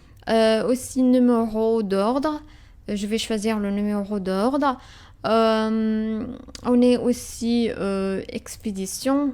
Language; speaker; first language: French; non-native, fluent; Arabic